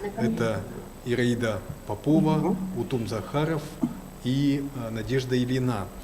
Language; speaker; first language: Russian; native; Russian